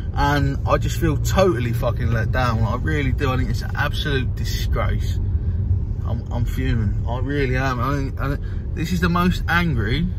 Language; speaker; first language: English; native; English